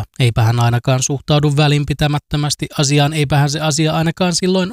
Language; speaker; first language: Finnish; native; Finnish